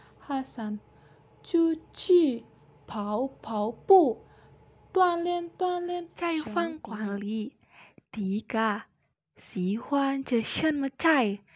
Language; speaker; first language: Chinese; non-native, learner; Indonesian